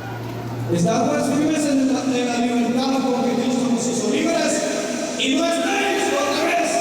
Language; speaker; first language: Spanish; native; Spanish